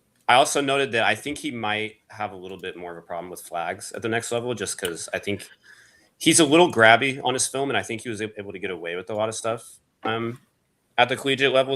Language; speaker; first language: English; native; English